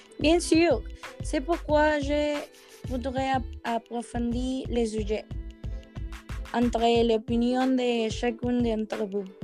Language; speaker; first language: French; non-native, learner; Spanish